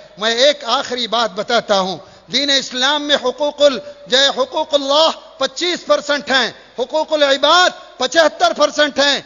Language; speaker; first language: Urdu; native; Urdu